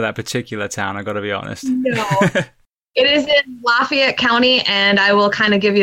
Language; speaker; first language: English; native; English